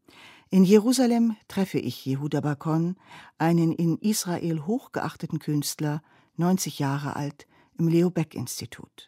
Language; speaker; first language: German; native; German